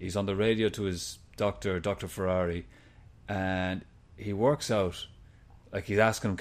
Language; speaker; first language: English; native; English